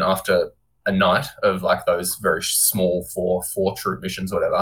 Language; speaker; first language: English; native; English